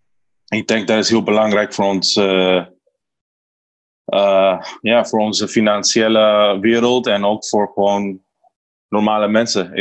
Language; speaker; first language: Dutch; non-native, learner; Spanish